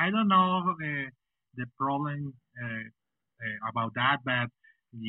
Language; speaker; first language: English; non-native, fluent; Spanish